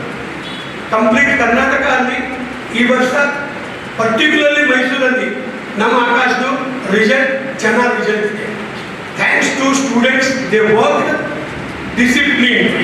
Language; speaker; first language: Kannada; non-native, local second language; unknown